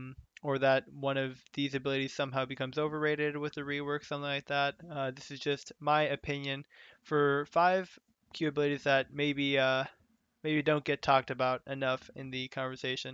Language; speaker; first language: English; native; English